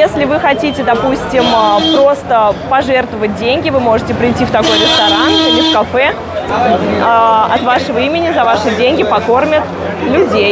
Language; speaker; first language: Russian; native; Russian